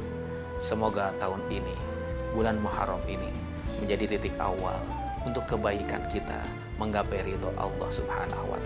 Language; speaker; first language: Indonesian; native; Indonesian